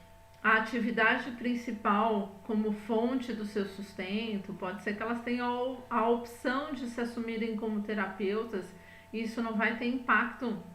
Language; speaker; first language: Portuguese; native; Portuguese